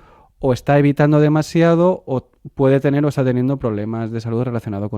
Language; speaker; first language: Spanish; non-native, local second language; Catalan